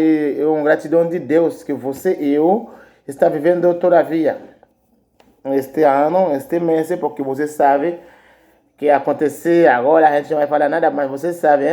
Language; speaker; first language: Portuguese; non-native, learner; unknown